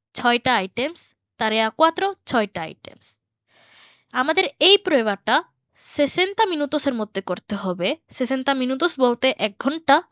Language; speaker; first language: Bangla; early bilingual, heritage; Bangla